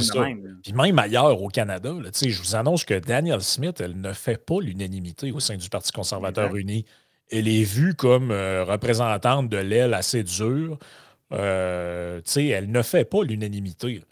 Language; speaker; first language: French; native; French